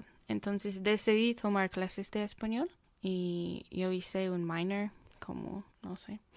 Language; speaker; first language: Spanish; non-native, fluent; English